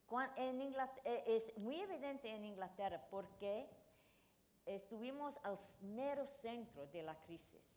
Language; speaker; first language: Spanish; non-native, fluent; English